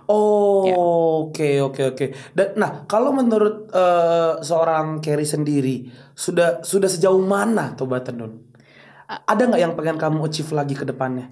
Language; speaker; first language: Indonesian; native; Indonesian